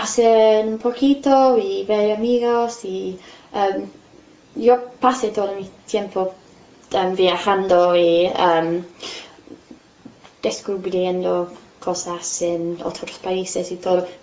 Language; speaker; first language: Spanish; non-native, fluent; English